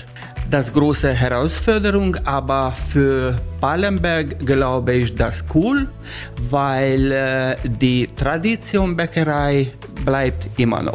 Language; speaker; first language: German; non-native, learner; Hungarian